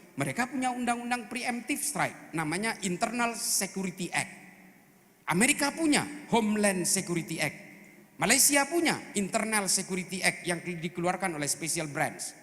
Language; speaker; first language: Indonesian; non-native, local second language; Madurese